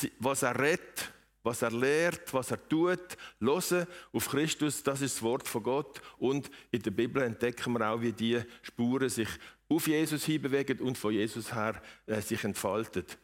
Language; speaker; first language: German; native; German